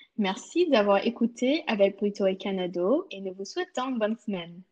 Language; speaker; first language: French; non-native, local second language; English